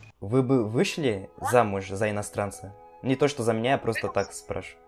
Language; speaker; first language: Russian; non-native, fluent; Portuguese